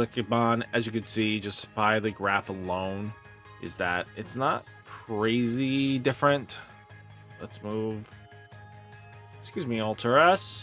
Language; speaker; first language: English; native; English